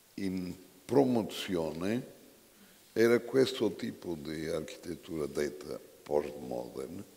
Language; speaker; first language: Italian; non-native, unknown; Portuguese